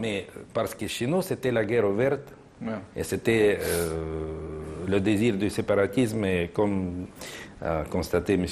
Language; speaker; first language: French; non-native, fluent; Russian